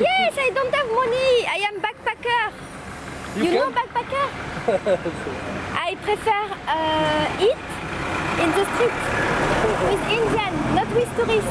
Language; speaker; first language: English; non-native, learner; French